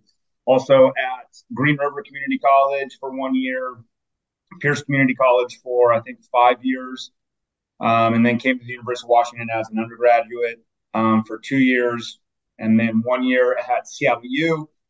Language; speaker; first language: English; native; English